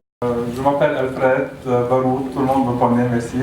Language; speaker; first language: French; non-native, local second language; Arabic